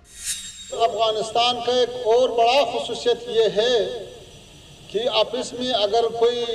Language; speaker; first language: Hindi; non-native, fluent; Pashto